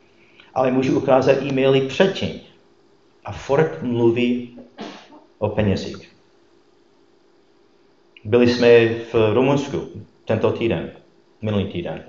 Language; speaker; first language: Czech; non-native, fluent; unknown